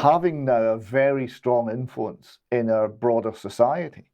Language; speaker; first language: English; native; English